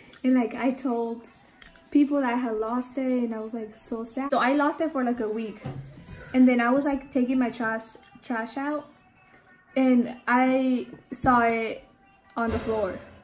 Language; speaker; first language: English; early bilingual, other home language; Spanish